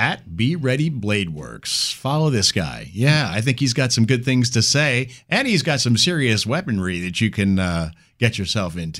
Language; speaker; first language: English; native; English